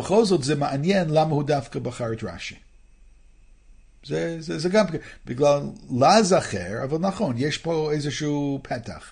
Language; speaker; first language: Hebrew; non-native, fluent; English